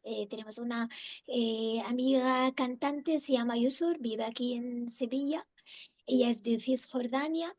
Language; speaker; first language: Spanish; non-native, fluent; Arabic